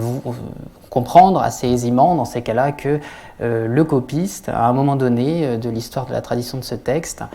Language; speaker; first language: French; native; French